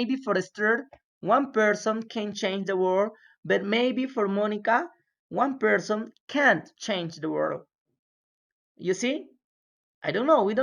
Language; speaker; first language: English; non-native, fluent; Spanish